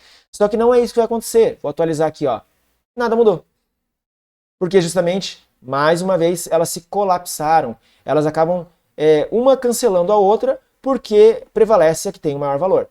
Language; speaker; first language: Portuguese; native; Portuguese